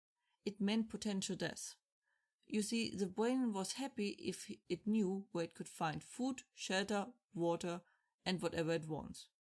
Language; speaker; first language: English; non-native, fluent; German